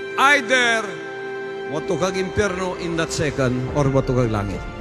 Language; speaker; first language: Cebuano; native; Cebuano